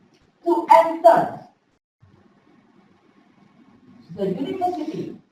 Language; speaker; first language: English; non-native, fluent; Indonesian